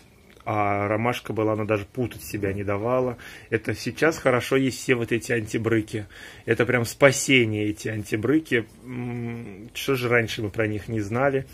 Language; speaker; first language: Russian; native; Russian